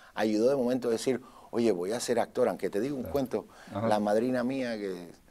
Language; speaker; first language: Spanish; native; Spanish